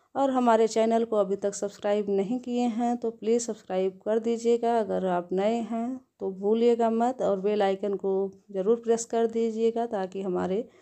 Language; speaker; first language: Hindi; native; Hindi